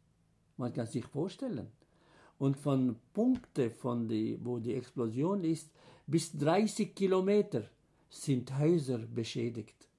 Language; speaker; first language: German; non-native, fluent; Arabic